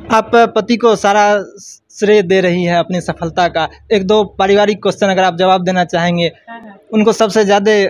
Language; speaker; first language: Hindi; native; Hindi